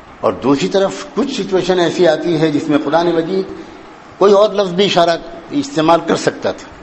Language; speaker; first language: Urdu; native; Urdu